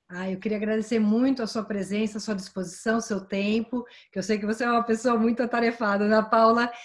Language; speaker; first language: Portuguese; native; Portuguese